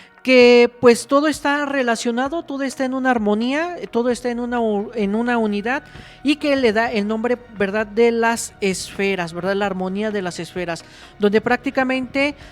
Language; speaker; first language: Spanish; native; Spanish